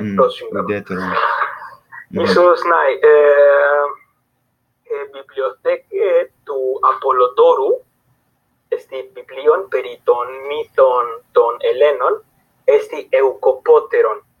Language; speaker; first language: Greek; non-native, fluent; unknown